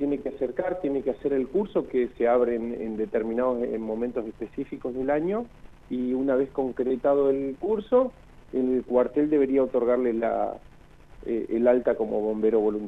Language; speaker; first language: Spanish; native; Spanish